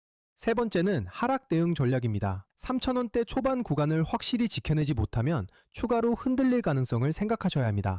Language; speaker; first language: Korean; native; Korean